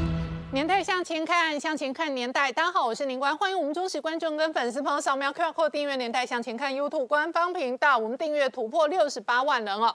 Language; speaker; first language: Chinese; native; Chinese